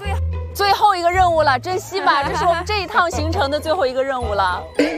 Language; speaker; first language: Chinese; native; Chinese